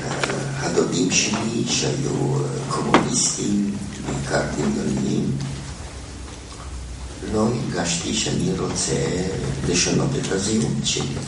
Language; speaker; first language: Hebrew; non-native, fluent; German